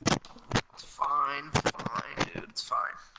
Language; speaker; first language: English; native; English